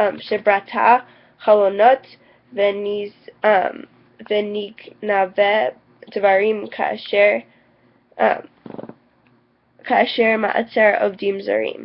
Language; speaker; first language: Hebrew; non-native, learner; English